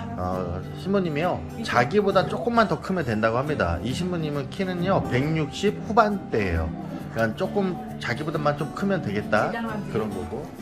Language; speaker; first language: Korean; non-native, fluent; Vietnamese